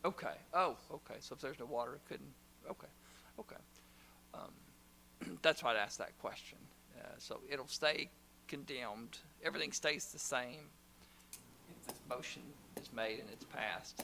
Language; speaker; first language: English; native; English